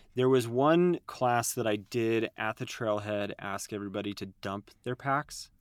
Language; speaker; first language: English; native; English